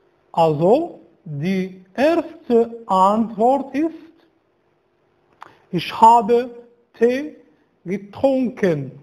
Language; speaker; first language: German; non-native, fluent; Arabic